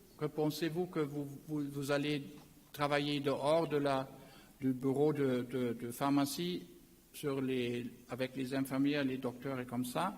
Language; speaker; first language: French; non-native, learner; German